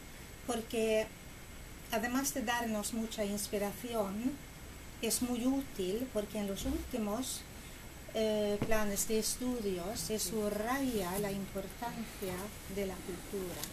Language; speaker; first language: Spanish; non-native, fluent; Swedish